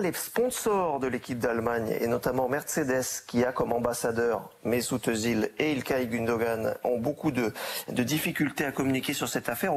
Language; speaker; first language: French; native; French